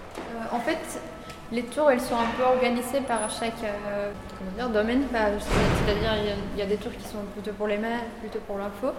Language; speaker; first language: French; non-native, fluent; Spanish